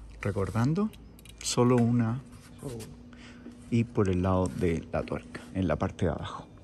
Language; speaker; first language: Spanish; native; Spanish